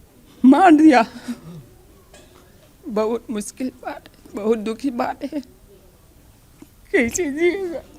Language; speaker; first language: Hindi; non-native, local second language; Manipuri